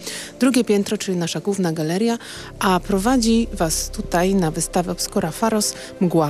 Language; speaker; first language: Polish; native; Polish